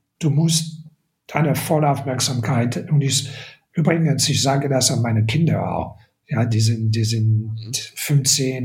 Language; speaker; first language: German; non-native, fluent; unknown